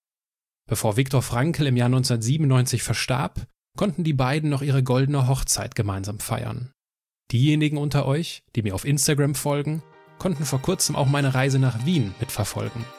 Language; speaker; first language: German; native; German